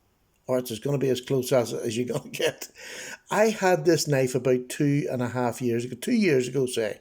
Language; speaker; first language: English; native; English